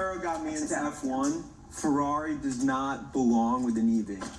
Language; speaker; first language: English; native; English